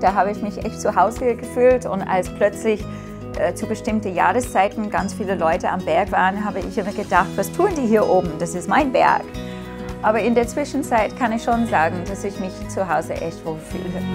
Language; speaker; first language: German; non-native, fluent; English